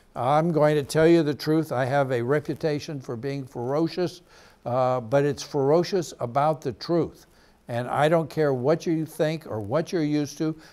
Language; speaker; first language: English; native; English